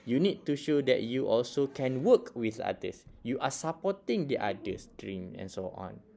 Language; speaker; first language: English; non-native, local second language; Malay